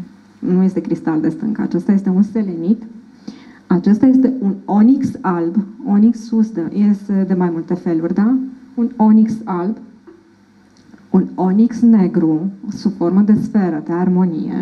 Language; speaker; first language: Romanian; native; Romanian